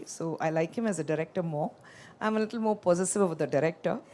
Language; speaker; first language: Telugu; non-native, local second language; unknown